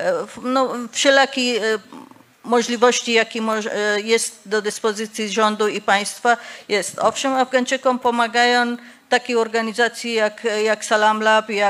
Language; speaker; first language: Polish; non-native, fluent; Persian